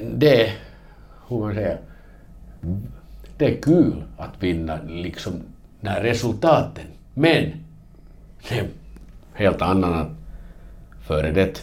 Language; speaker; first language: Swedish; non-native, fluent; Finnish